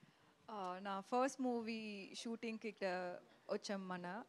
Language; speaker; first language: Telugu; non-native, learner; Tamil